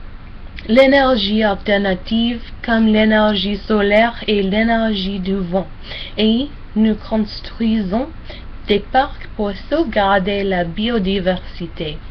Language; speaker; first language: French; non-native, learner; English